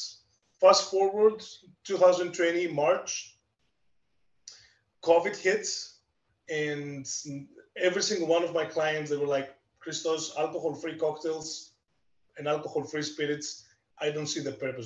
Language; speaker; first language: English; non-native, fluent; Greek